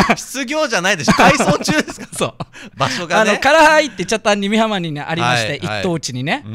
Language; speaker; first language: Japanese; native; Japanese